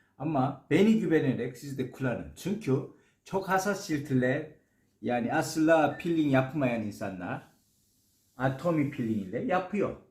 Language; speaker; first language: Turkish; non-native, learner; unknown